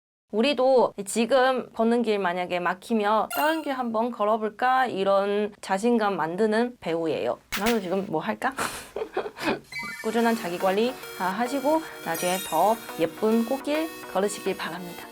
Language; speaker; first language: Korean; non-native, fluent; Chinese